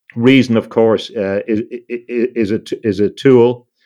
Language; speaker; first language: English; native; English